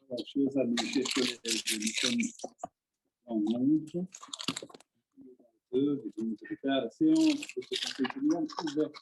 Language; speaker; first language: French; native; French